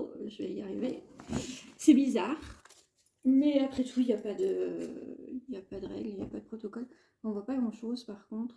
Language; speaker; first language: French; native; French